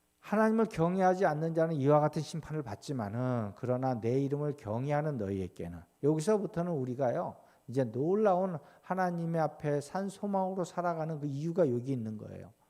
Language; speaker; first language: Korean; native; Korean